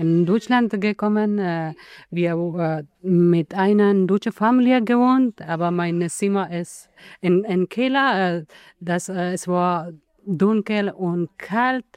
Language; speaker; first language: German; non-native, learner; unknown